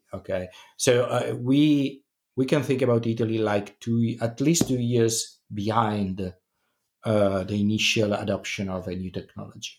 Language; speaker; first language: English; non-native, fluent; Italian